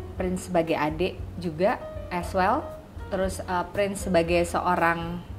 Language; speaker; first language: Indonesian; native; Indonesian